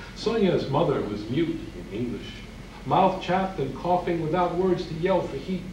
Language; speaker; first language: English; native; English